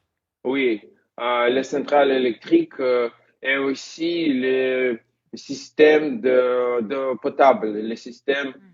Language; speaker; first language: French; non-native, fluent; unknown